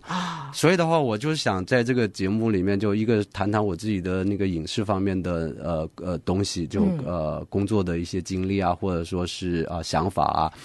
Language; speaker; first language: Chinese; non-native, local second language; Hakka Chinese